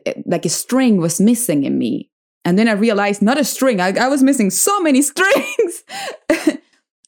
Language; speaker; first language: English; non-native, fluent; Spanish